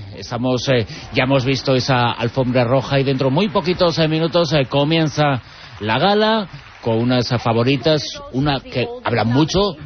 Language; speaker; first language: Spanish; native; Spanish